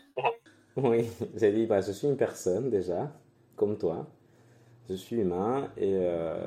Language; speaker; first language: French; non-native, fluent; Spanish